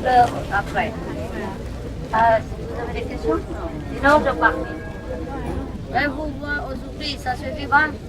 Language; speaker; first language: French; non-native, learner; Vietnamese